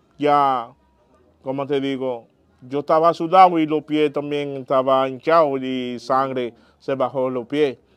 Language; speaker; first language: Spanish; non-native, learner; Haitian Creole